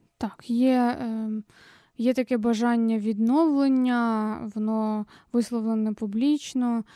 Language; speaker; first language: Ukrainian; native; Ukrainian